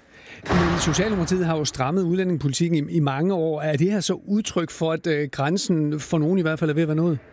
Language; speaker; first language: Danish; native; Danish